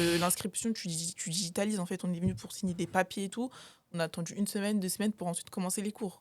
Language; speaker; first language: French; native; French